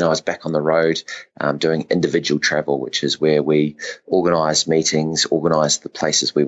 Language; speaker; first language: English; native; English